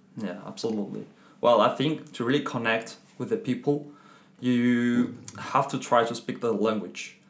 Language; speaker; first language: English; non-native, fluent; Spanish